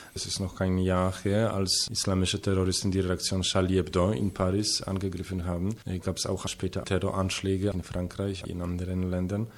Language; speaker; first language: German; non-native, fluent; Polish